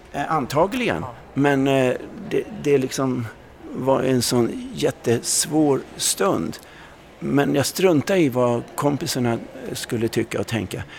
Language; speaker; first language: Swedish; native; Swedish